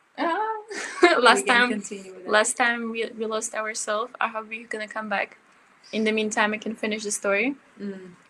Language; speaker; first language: English; early bilingual, other home language; Ukrainian